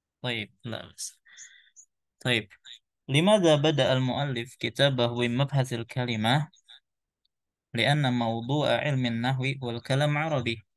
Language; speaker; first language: Arabic; non-native, fluent; Indonesian